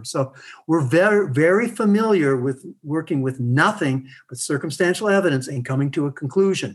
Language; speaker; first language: English; native; English